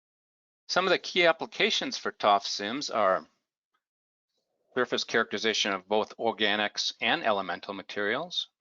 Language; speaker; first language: English; native; English